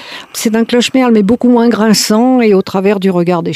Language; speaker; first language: French; native; French